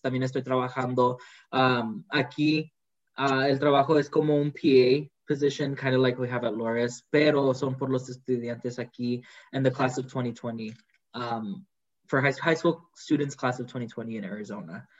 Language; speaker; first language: Spanish; early bilingual, heritage; Spanish